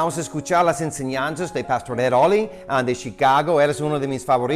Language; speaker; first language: Spanish; non-native, fluent; English